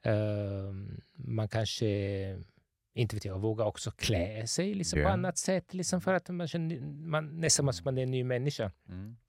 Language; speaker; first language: Swedish; non-native, fluent; Italian